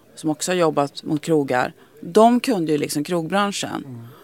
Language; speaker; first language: Swedish; native; Swedish